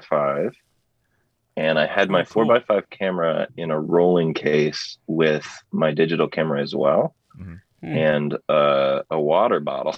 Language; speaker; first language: English; native; English